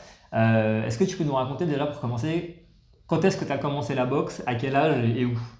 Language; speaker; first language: French; native; French